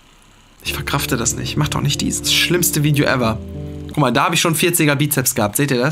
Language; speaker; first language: German; native; German